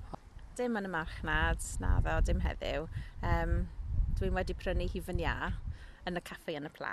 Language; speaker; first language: Welsh; non-native, local second language; English